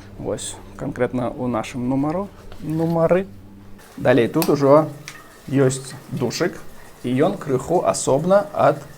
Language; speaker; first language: Belarusian; non-native, local second language; Russian